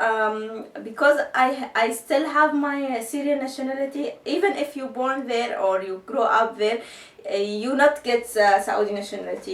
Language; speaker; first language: English; non-native, learner; Arabic